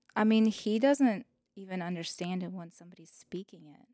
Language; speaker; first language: English; non-native, fluent; Russian